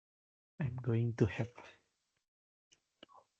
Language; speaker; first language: English; non-native, learner; Indonesian